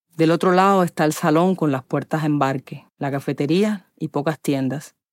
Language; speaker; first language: Spanish; native; Spanish